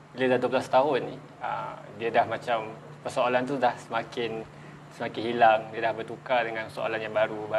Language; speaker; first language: Malay; native; Malay